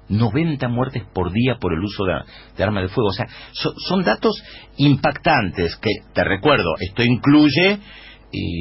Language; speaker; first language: Spanish; native; Spanish